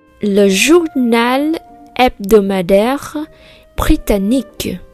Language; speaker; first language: French; non-native, fluent; Vietnamese